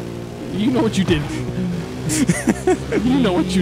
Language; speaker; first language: English; native; English